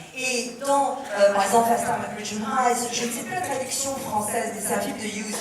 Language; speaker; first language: French; native; French